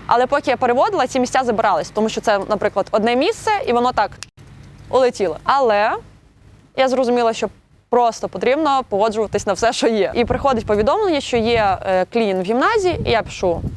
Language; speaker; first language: Ukrainian; native; Ukrainian